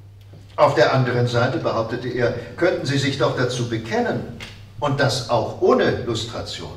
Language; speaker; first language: German; native; German